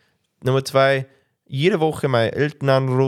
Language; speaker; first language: German; non-native, learner; English